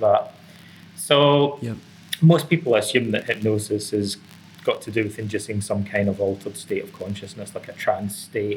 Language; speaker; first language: English; native; English